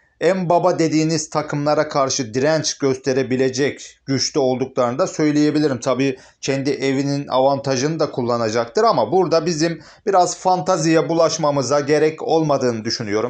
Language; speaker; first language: Turkish; native; Turkish